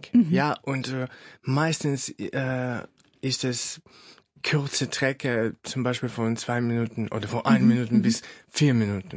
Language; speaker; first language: German; non-native, fluent; Russian